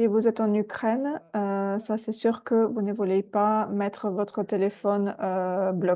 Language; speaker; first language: French; non-native, fluent; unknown